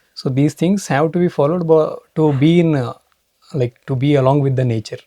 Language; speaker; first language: English; non-native, local second language; Kannada